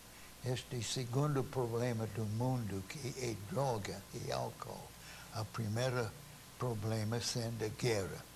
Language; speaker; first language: Portuguese; non-native, fluent; English